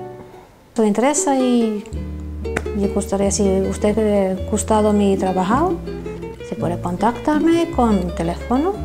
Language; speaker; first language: Spanish; non-native, learner; Finnish